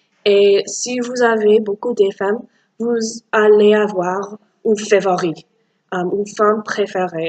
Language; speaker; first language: French; non-native, learner; English